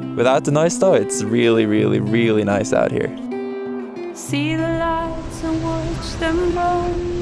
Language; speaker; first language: English; non-native, fluent; Norwegian